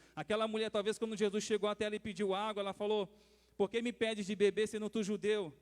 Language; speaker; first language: Portuguese; native; Portuguese